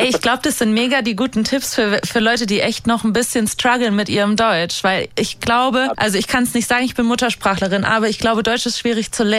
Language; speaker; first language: German; native; German